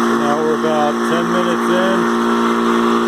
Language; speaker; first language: English; native; English